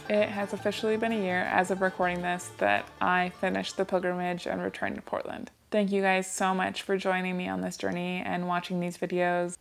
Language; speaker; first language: English; native; English